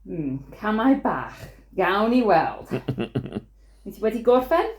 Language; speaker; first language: Welsh; non-native, fluent; English